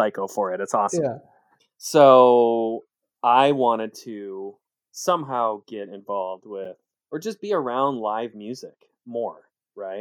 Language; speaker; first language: English; native; English